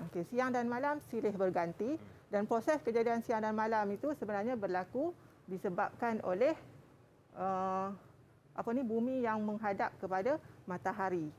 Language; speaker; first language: Malay; native; Malay